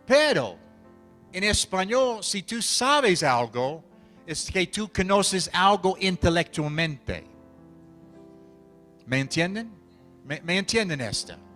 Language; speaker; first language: Spanish; non-native, fluent; English